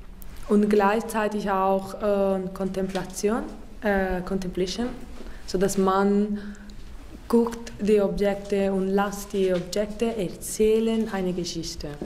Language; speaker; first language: German; non-native, fluent; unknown